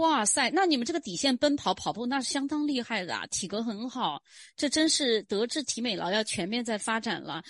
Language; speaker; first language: Chinese; native; Chinese